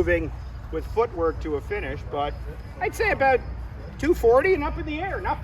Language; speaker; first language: English; native; English